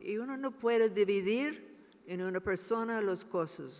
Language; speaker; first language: Spanish; non-native, learner; English